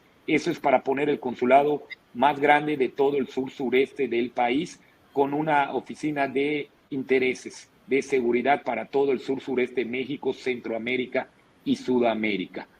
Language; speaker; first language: Spanish; native; Spanish